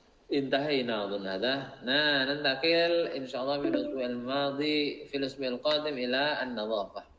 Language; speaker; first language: Arabic; non-native, fluent; Indonesian